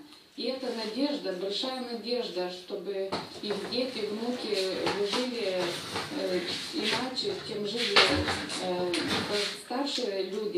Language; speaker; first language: Russian; non-native, fluent; Lithuanian